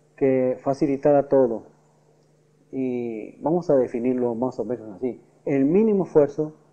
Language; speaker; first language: Spanish; native; Spanish